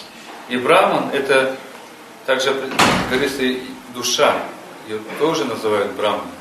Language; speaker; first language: Russian; native; Russian